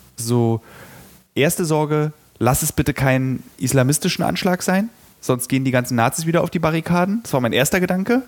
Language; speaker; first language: German; native; German